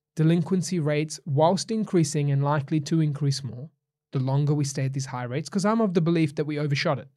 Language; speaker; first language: English; native; English